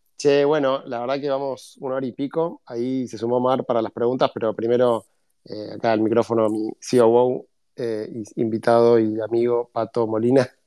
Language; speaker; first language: Spanish; native; Spanish